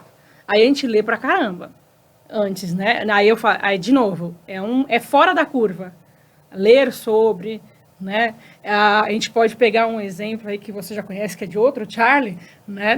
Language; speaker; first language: Portuguese; native; Portuguese